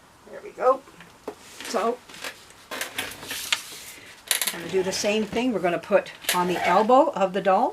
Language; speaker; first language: English; native; English